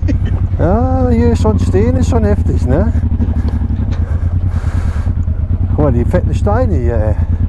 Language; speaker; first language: German; native; German